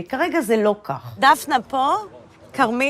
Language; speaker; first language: Hebrew; native; Hebrew